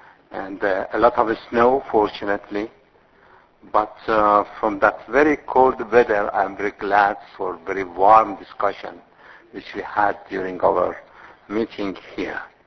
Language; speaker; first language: English; non-native, fluent; Persian